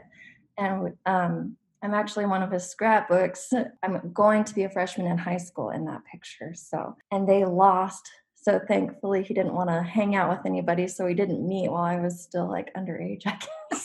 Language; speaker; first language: English; native; English